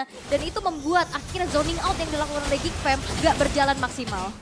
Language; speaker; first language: Indonesian; native; Indonesian